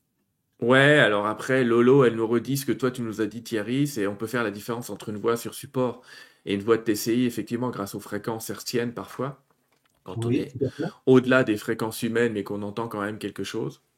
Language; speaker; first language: French; native; French